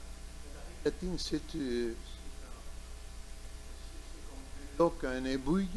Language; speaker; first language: French; non-native, learner; Spanish